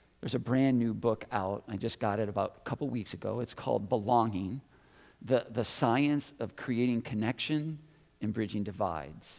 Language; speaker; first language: English; native; English